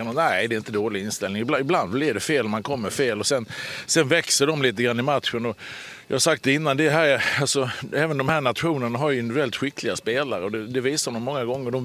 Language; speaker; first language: Swedish; native; Swedish